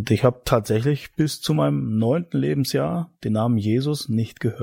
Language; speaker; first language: German; native; German